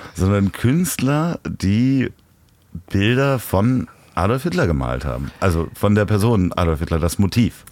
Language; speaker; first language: German; native; German